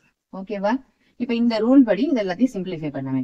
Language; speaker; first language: Tamil; native; Tamil